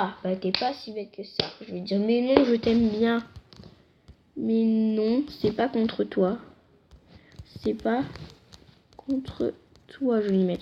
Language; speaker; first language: French; native; French